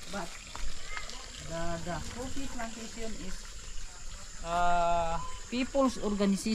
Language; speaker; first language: English; non-native, learner; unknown